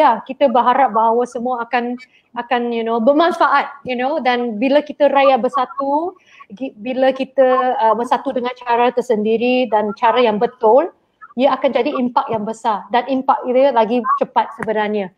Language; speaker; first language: Malay; non-native, local second language; Chinese